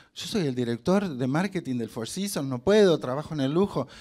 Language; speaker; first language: Spanish; native; Spanish